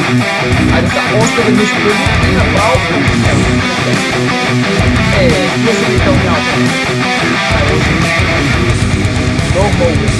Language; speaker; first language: Bulgarian; native; Bulgarian